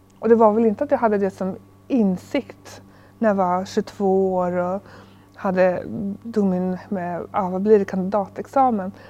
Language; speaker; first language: Swedish; early bilingual, other home language; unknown